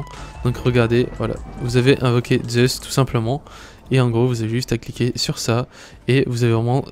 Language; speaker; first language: French; native; French